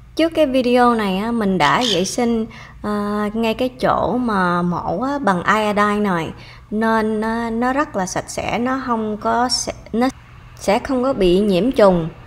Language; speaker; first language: Vietnamese; early bilingual, heritage; Vietnamese